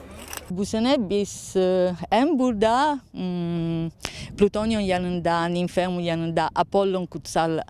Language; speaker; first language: Turkish; non-native, learner; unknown